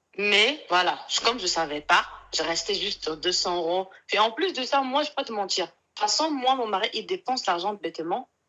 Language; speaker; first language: French; non-native, local second language; Arabic